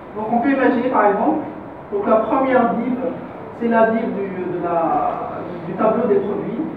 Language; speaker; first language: French; non-native, local second language; Arabic